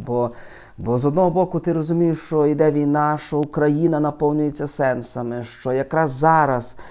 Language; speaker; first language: Ukrainian; native; Ukrainian